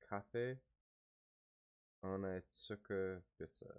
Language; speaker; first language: German; non-native, learner; English